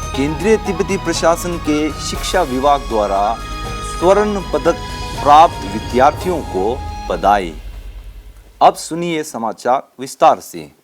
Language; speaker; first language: Hindi; non-native, local second language; Tibetan